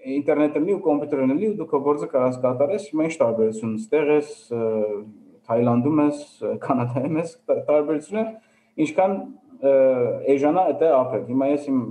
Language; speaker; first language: Armenian; early bilingual, heritage; Armenian